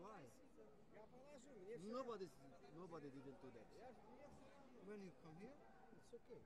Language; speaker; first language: English; non-native, learner; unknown